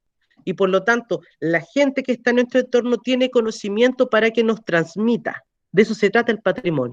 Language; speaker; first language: Spanish; native; Spanish